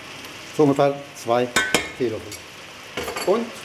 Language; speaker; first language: German; non-native, fluent; Arabic